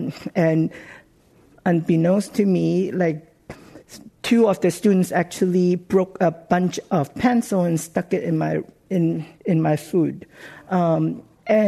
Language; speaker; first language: English; non-native, local second language; Cantonese